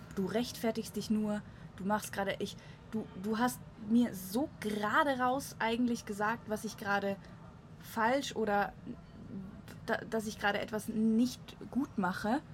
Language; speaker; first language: German; native; German